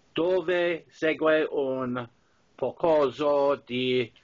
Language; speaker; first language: Italian; non-native, learner; English